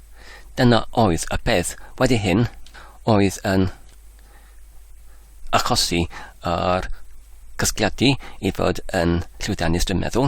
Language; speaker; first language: Welsh; non-native, learner; English